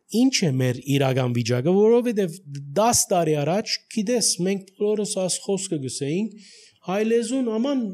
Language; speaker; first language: Armenian; early bilingual, heritage; Armenian